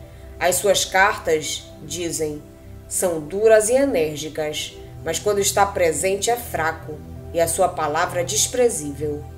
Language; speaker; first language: Portuguese; native; Portuguese